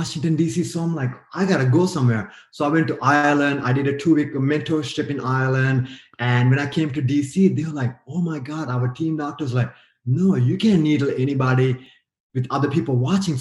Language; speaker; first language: English; non-native, fluent; Sinhala